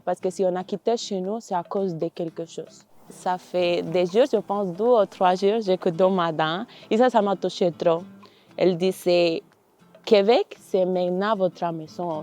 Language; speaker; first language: French; non-native, fluent; Spanish